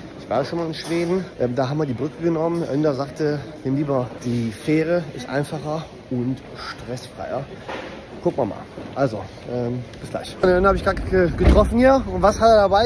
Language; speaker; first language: German; native; German